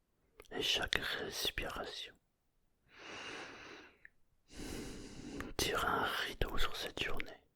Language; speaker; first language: French; native; French